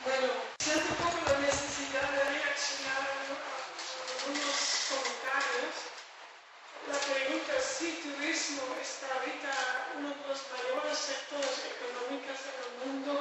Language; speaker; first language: Spanish; non-native, fluent; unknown